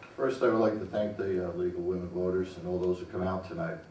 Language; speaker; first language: English; native; English